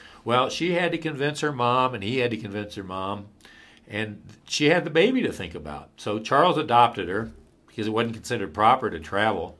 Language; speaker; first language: English; native; English